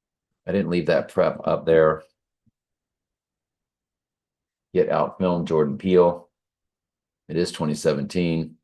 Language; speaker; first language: English; native; English